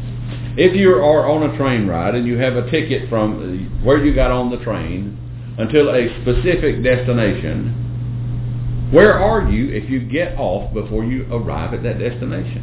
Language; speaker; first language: English; native; English